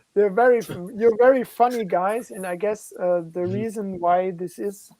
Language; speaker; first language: English; non-native, fluent; German